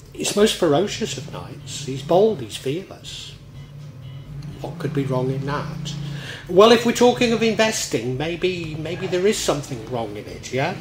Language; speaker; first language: English; native; English